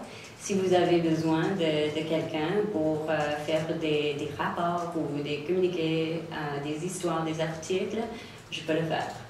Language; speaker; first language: French; non-native, local second language; English